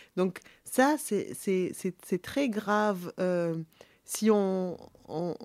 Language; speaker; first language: French; non-native, local second language; Arabic